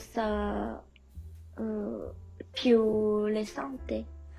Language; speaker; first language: Italian; non-native, learner; Chinese